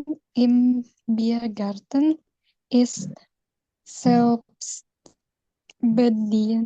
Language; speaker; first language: German; non-native, learner; Indonesian